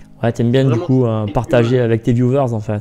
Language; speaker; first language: French; native; French